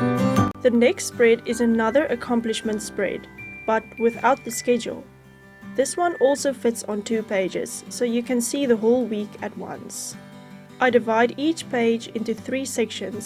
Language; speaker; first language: English; native; English